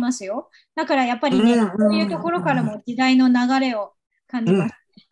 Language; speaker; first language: Japanese; non-native, fluent; Chinese